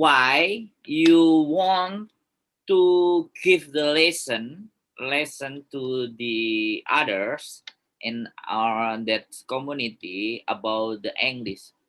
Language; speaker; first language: English; non-native, learner; Indonesian